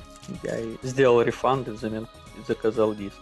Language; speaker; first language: Russian; native; Russian